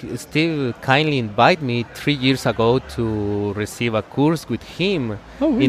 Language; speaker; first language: English; non-native, fluent; Spanish